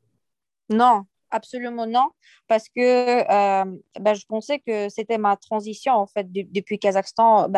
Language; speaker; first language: French; non-native, fluent; Uyghur